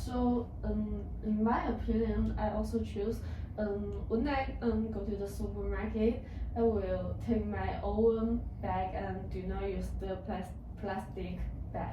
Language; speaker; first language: English; non-native, learner; Chinese